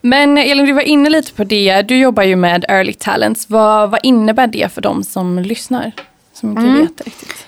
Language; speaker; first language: Swedish; native; Swedish